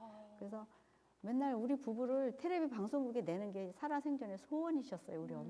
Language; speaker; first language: Korean; native; Korean